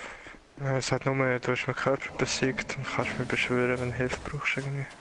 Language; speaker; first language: German; native; German